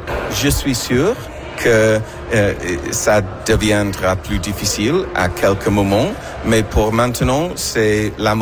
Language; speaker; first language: French; non-native, learner; English